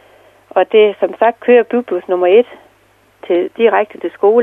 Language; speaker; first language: Danish; native; Danish